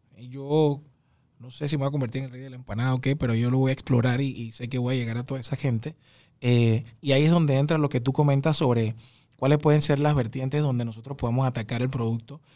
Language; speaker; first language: Spanish; native; Spanish